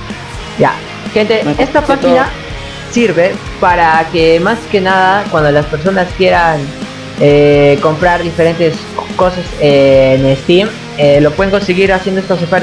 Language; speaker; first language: Spanish; native; Spanish